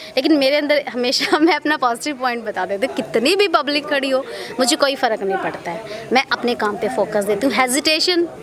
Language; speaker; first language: Hindi; native; Hindi